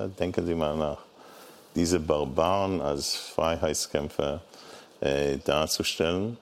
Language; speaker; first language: German; non-native, fluent; Hebrew